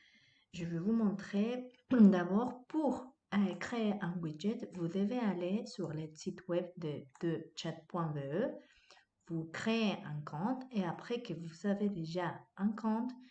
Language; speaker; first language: French; non-native, fluent; Spanish